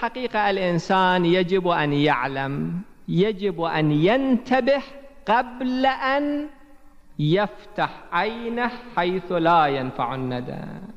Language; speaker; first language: Arabic; native; Arabic